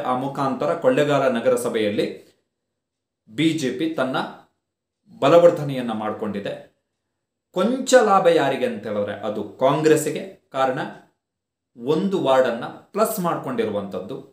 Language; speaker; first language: Kannada; native; Kannada